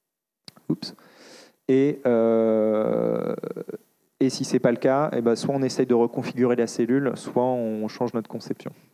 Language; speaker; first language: French; native; French